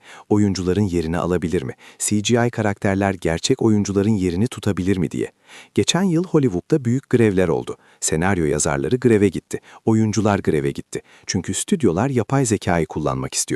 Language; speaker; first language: Turkish; native; Turkish